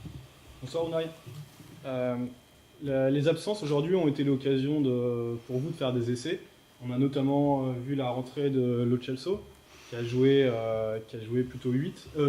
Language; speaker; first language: French; native; French